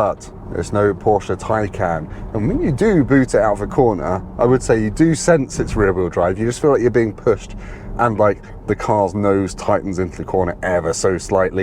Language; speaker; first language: English; native; English